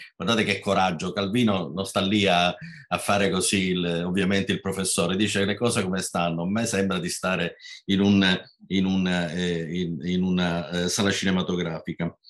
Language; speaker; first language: Italian; native; Italian